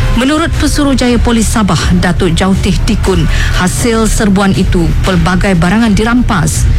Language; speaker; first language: Malay; native; Malay